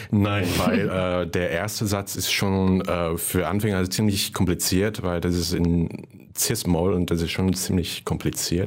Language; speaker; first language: German; non-native, fluent; Cantonese